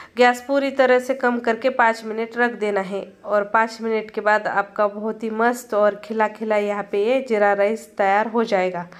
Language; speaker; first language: Hindi; non-native, local second language; Marathi